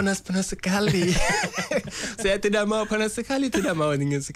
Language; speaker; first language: Indonesian; non-native, learner; Hausa